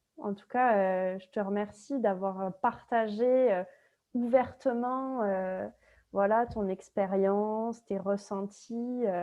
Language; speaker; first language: French; native; French